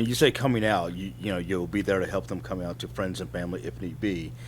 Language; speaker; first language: English; native; English